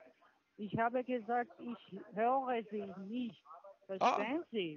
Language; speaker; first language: German; non-native, learner; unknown